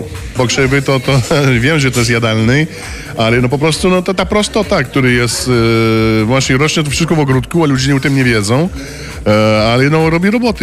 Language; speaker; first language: Polish; non-native, fluent; Spanish